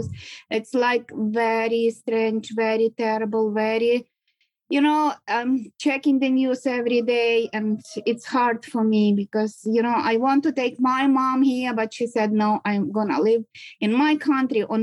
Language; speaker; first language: English; non-native, learner; Ukrainian